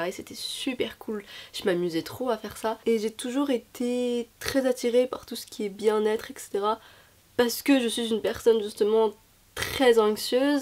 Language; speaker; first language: French; native; French